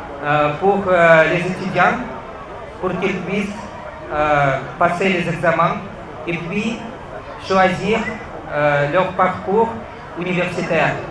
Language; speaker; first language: French; non-native, fluent; Russian